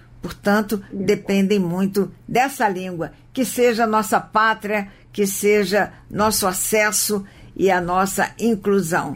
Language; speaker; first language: Portuguese; native; Portuguese